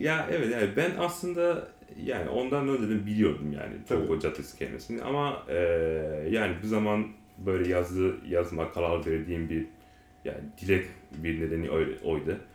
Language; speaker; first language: Turkish; non-native, learner; Japanese